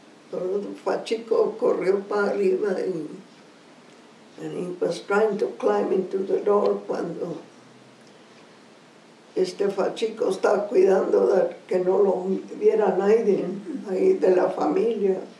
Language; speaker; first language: Spanish; early bilingual, heritage; Spanish